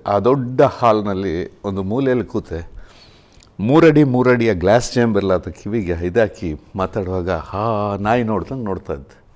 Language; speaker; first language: Kannada; early bilingual, heritage; Kannada